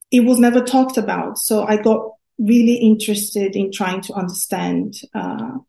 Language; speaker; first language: English; non-native, fluent; Portuguese